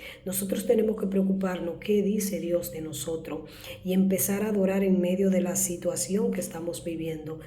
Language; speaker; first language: Spanish; native; Spanish